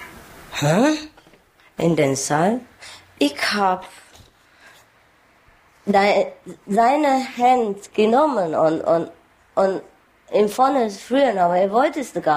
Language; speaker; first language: German; non-native, learner; Vietnamese